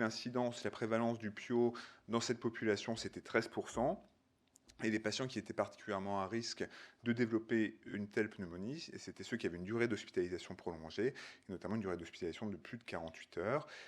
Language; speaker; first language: French; native; French